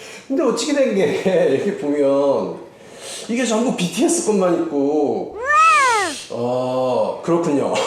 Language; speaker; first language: Korean; native; Korean